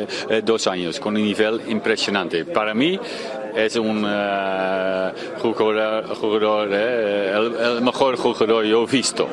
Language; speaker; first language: Spanish; non-native, learner; Dutch